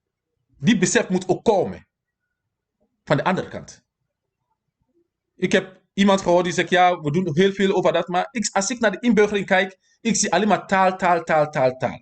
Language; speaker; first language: Dutch; non-native, fluent; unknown